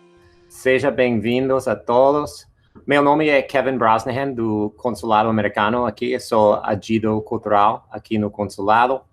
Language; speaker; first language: Portuguese; non-native, fluent; English